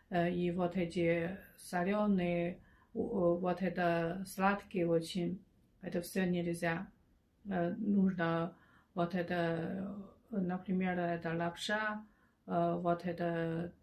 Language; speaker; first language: Russian; non-native, learner; Chinese